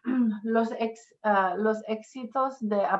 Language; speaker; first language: Spanish; non-native, fluent; English